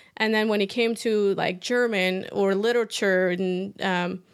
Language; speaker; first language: English; early bilingual, other home language; Persian